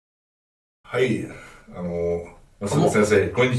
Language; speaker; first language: Japanese; non-native, fluent; Hungarian